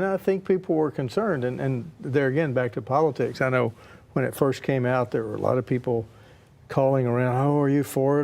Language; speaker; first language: English; native; English